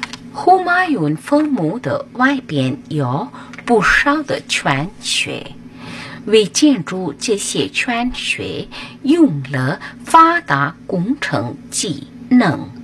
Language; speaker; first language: Chinese; non-native, fluent; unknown